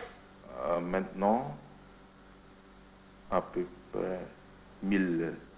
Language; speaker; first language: French; non-native, fluent; Indonesian